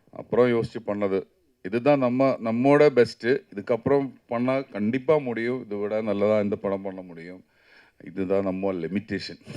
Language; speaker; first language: Tamil; non-native, learner; Malayalam